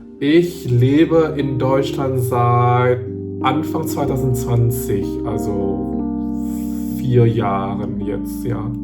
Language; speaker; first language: German; non-native, learner; Indonesian